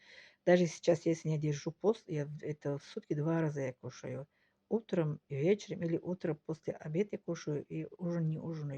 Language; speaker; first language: Russian; non-native, local second language; Tajik